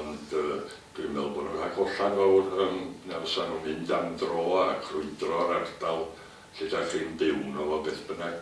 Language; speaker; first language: Welsh; native; Welsh